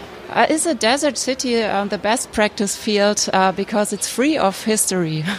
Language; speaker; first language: English; non-native, fluent; German